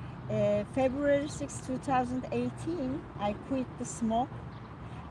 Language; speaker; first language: English; non-native, learner; Turkish